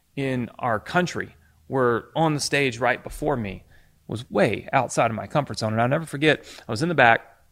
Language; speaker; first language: English; native; English